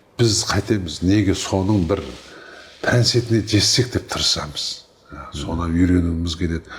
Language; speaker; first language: Kazakh; native; Kazakh